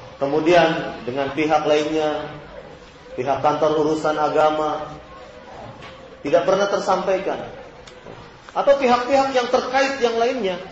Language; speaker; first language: Indonesian; native; Indonesian